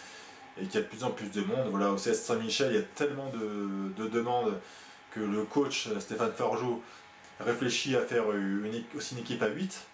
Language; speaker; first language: French; native; French